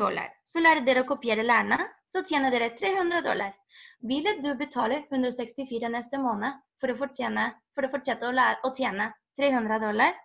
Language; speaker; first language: Norwegian; non-native, fluent; Spanish